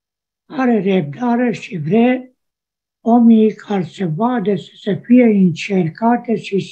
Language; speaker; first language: Romanian; non-native, local second language; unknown